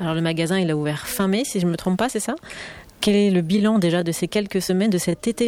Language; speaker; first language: French; native; French